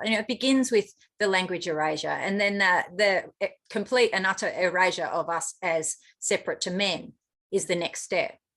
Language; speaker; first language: English; native; English